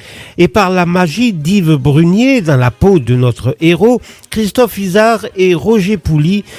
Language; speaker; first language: French; native; French